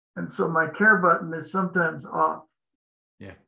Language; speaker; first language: English; native; English